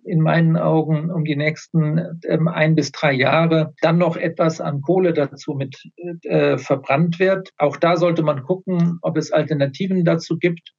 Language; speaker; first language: German; native; German